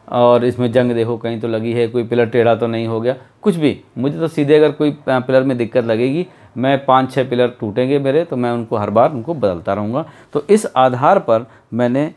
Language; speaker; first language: Hindi; native; Hindi